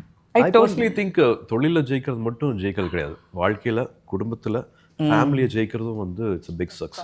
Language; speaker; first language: Tamil; native; Tamil